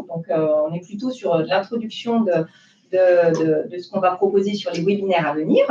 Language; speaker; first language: French; native; French